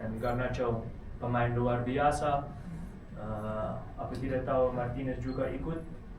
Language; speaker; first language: Indonesian; non-native, learner; Dutch